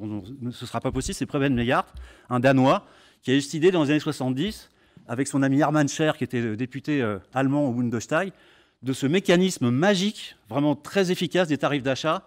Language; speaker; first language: French; native; French